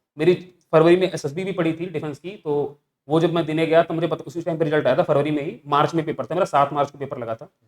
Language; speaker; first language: Hindi; native; Hindi